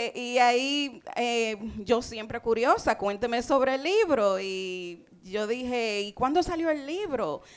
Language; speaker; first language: Spanish; early bilingual, heritage; Spanish